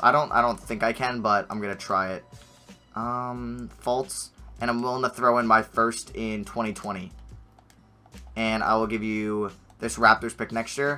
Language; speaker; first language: English; native; English